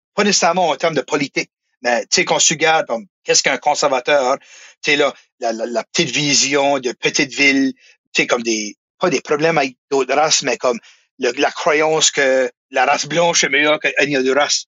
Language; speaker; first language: French; native; French